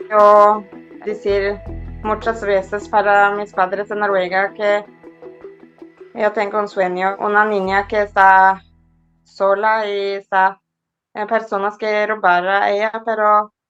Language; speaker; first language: Spanish; early bilingual, heritage; Norwegian